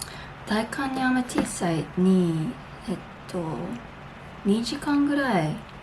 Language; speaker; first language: Japanese; non-native, fluent; English